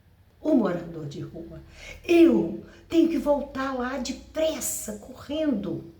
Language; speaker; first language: Portuguese; native; Portuguese